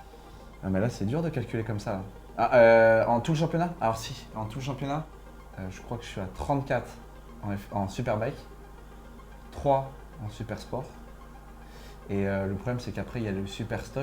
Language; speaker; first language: French; native; French